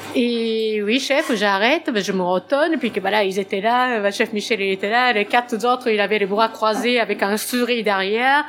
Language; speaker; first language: French; non-native, fluent; Japanese